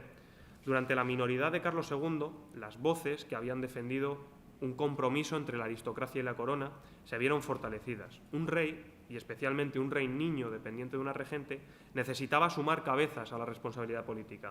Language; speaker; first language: Spanish; native; Spanish